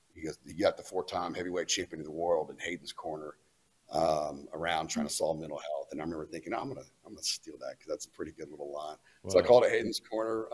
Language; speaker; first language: English; native; English